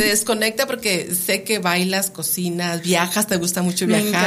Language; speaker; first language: Spanish; native; Spanish